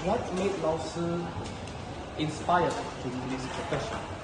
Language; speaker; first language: English; non-native, learner; Indonesian